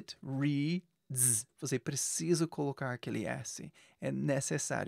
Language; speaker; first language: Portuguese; non-native, fluent; English